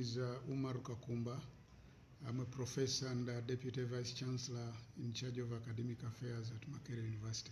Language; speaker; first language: English; non-native, local second language; Ganda